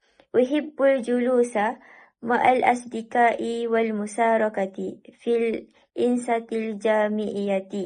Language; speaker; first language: Arabic; non-native, learner; Malay